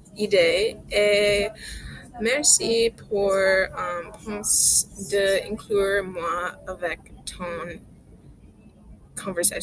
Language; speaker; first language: French; non-native, learner; English